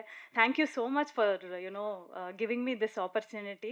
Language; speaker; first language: Tamil; non-native, learner; Kannada